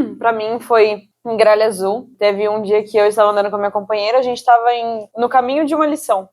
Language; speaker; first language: Portuguese; native; Portuguese